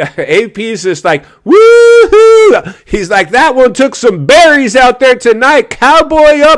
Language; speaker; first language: English; native; English